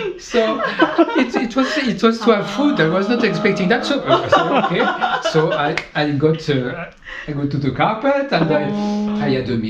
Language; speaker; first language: English; non-native, fluent; French